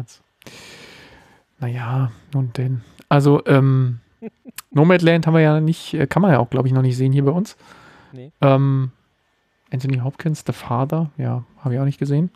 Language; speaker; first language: German; native; German